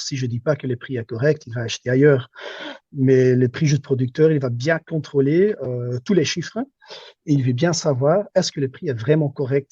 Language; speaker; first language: French; non-native, local second language; Dutch